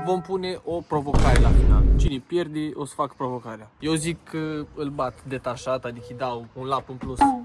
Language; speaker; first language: Romanian; native; Romanian